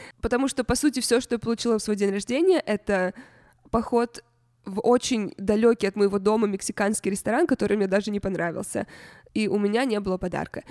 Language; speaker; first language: Russian; native; Russian